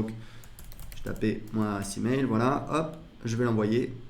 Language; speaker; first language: French; native; French